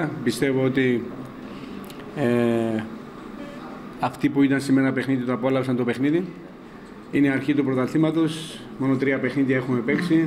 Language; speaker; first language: Greek; non-native, fluent; Georgian